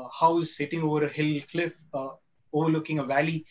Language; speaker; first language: English; non-native, local second language; Kannada